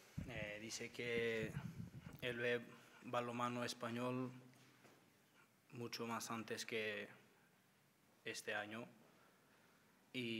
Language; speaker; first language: Spanish; non-native, learner; Macedonian